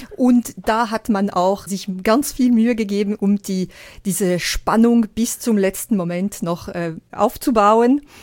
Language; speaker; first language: German; non-native, local second language; French